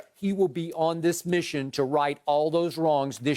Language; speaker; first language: English; native; English